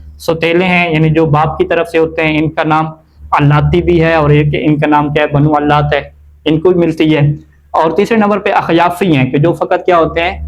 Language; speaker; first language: Urdu; native; Urdu